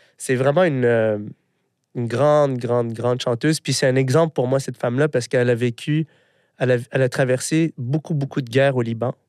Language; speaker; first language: French; early bilingual, other home language; Arabic